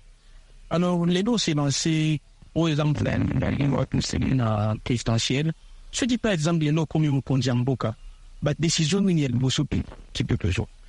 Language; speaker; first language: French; non-native, local second language; Lingala